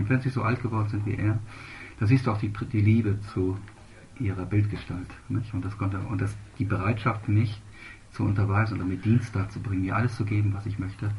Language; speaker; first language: German; native; German